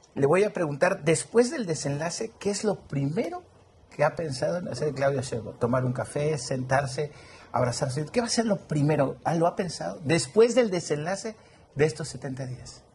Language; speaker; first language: Spanish; native; Spanish